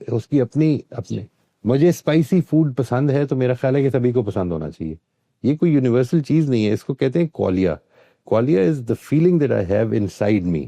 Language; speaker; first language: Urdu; native; Urdu